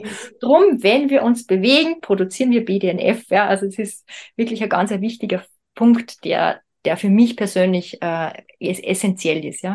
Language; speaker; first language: German; native; German